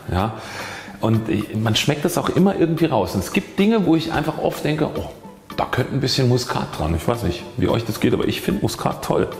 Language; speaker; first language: German; native; German